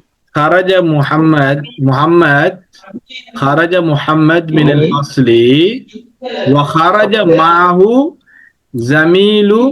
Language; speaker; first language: Arabic; non-native, fluent; Tamil